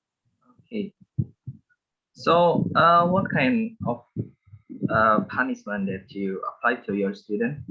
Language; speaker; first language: English; non-native, learner; Indonesian